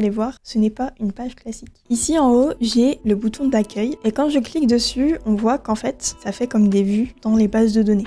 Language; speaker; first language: French; native; French